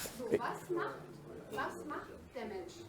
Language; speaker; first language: German; non-native, fluent; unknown